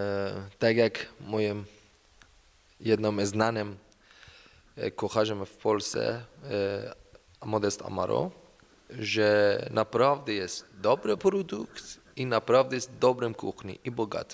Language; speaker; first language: Polish; non-native, learner; Persian